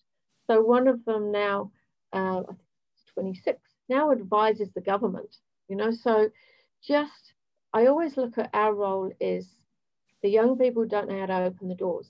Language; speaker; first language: English; native; English